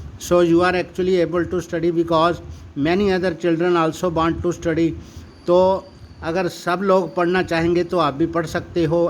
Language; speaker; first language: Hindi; non-native, local second language; Punjabi